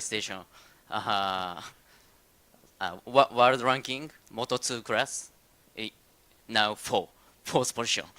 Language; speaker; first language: English; non-native, learner; Indonesian